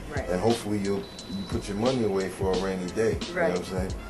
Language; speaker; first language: English; native; English